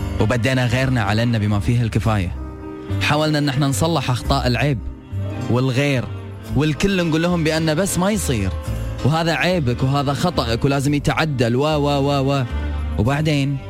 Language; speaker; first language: Arabic; native; Arabic